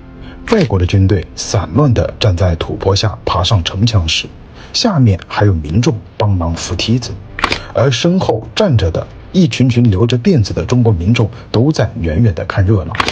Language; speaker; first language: Chinese; native; Chinese